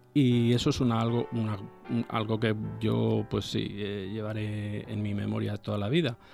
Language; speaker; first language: Spanish; native; Spanish